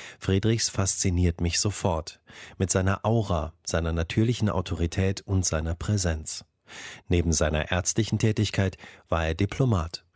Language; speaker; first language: German; native; German